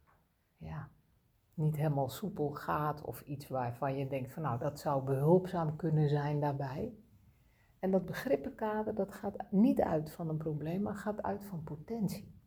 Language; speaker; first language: Dutch; native; Dutch